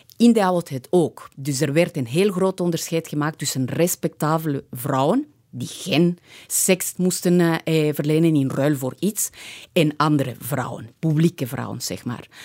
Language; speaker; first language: Dutch; non-native, fluent; Spanish